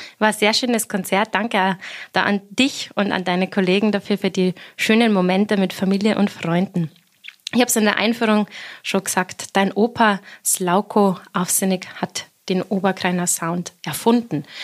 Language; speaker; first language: German; native; German